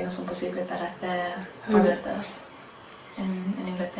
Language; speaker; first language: Spanish; non-native, learner; English